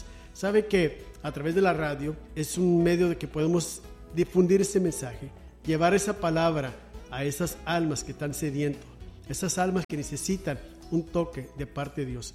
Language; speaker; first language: Spanish; native; Spanish